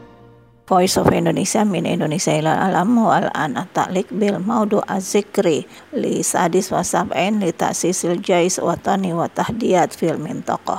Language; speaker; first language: Arabic; non-native, learner; Indonesian